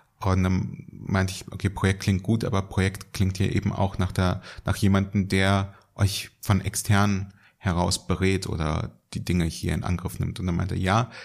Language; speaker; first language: German; early bilingual, other home language; Russian